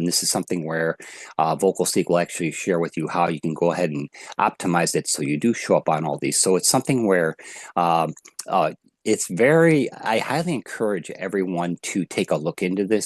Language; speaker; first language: English; native; English